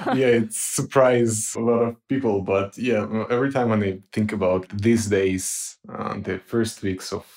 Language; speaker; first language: English; non-native, fluent; Ukrainian